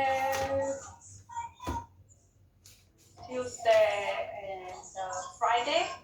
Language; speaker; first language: English; non-native, learner; Chinese